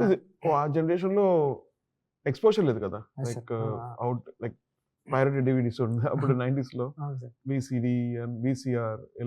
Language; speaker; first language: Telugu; non-native, learner; Tamil